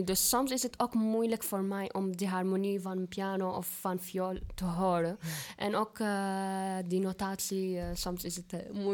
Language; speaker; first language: Dutch; non-native, fluent; Arabic